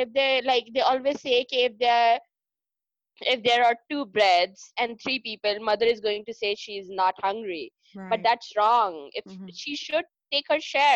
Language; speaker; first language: English; non-native, local second language; Urdu